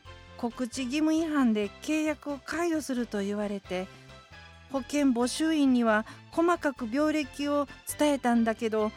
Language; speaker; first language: Japanese; native; Japanese